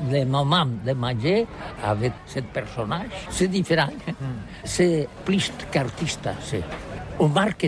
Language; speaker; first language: French; non-native, learner; Catalan